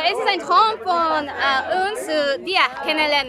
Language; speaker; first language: German; non-native, learner; Spanish